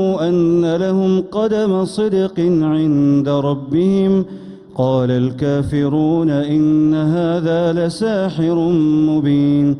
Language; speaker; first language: Arabic; native; Arabic